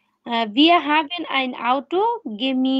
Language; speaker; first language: German; non-native, learner; Bangla